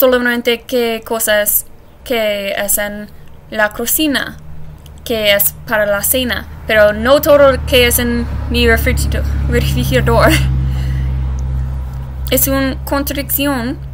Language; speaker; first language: Spanish; non-native, learner; English